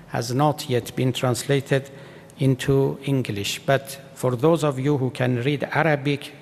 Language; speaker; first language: English; non-native, fluent; Persian